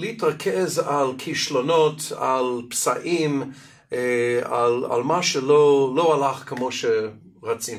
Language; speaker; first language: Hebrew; non-native, fluent; Russian